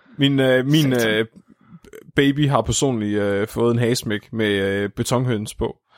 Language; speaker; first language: Danish; native; Danish